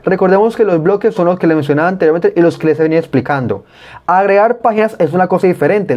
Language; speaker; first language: Spanish; native; Spanish